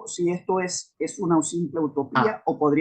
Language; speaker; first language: Spanish; native; Spanish